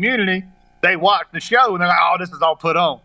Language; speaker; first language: English; native; English